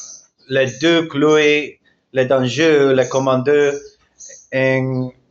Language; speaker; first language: French; non-native, learner; Spanish